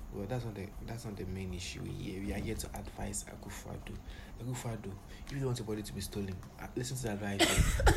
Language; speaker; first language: English; non-native, local second language; Akan